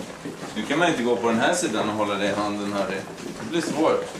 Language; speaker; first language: Swedish; native; Swedish